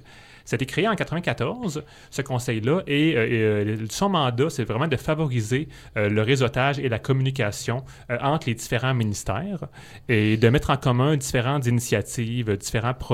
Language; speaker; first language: French; native; French